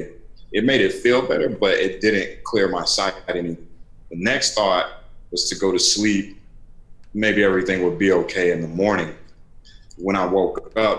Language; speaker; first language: English; native; English